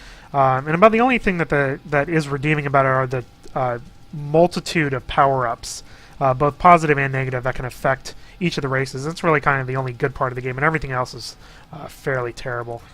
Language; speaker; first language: English; native; English